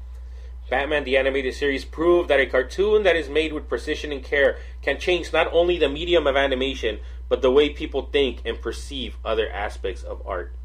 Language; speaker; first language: English; native; English